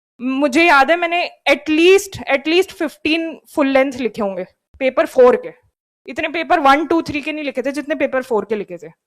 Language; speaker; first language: Hindi; native; Hindi